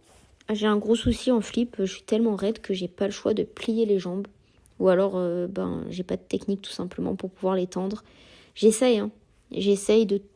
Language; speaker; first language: French; native; French